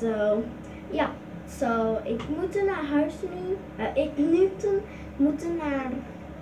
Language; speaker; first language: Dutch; non-native, learner; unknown